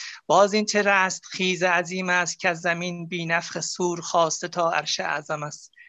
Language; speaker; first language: Persian; non-native, local second language; Azerbaijani